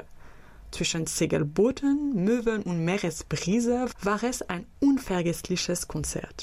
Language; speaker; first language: German; native; German